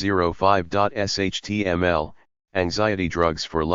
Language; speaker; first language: English; native; English